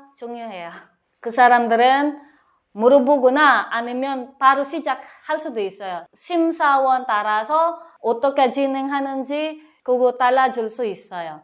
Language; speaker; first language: Korean; non-native, fluent; Filipino